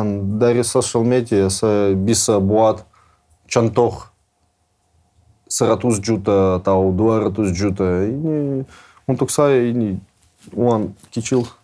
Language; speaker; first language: Indonesian; non-native, learner; Russian